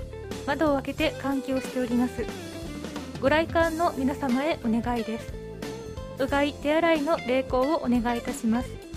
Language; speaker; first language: Japanese; native; Japanese